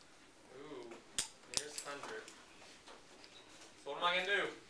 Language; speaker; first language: English; native; English